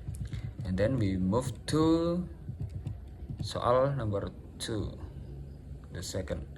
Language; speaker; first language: English; non-native, learner; Indonesian